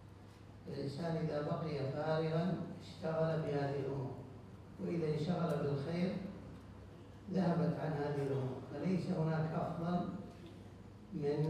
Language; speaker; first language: Arabic; native; Arabic